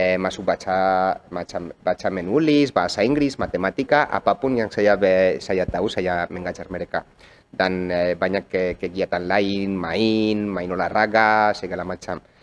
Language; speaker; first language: Indonesian; non-native, fluent; Spanish